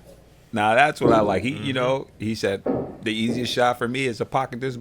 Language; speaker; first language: English; native; English